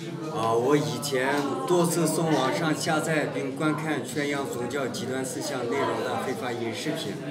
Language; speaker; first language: Chinese; non-native, local second language; Uyghur